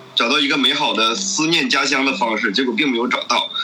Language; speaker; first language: Chinese; native; Chinese